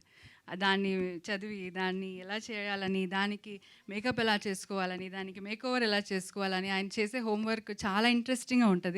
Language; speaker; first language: Telugu; non-native, local second language; Kannada